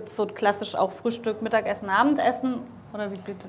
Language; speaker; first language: German; native; German